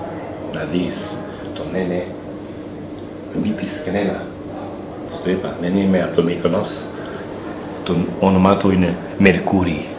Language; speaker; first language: Greek; non-native, learner; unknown